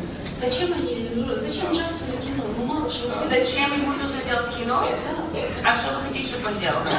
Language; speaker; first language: Russian; early bilingual, other home language; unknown